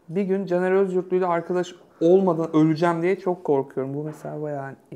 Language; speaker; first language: Turkish; native; Turkish